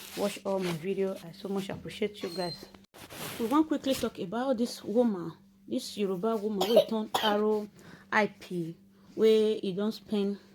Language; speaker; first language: Nigerian Pidgin; native; Nigerian Pidgin